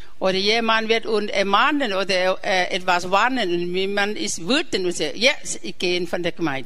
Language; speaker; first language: German; non-native, learner; Thai